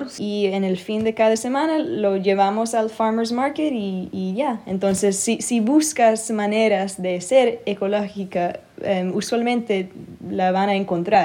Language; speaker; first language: Spanish; early bilingual, other home language; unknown